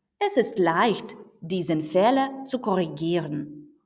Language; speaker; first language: German; non-native, fluent; Ukrainian